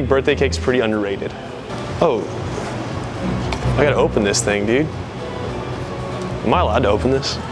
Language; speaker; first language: English; native; English